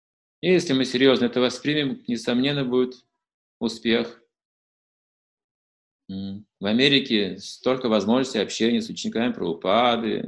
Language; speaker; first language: Russian; native; Russian